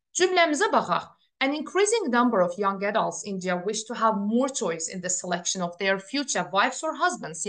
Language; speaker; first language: English; non-native, fluent; Azerbaijani